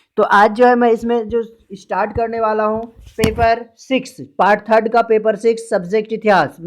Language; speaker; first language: Hindi; native; Hindi